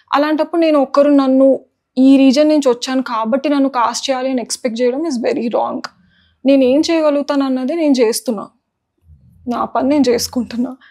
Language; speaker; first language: Telugu; non-native, local second language; Marathi